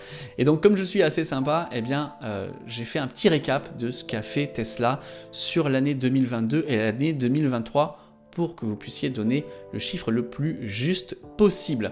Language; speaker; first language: French; native; French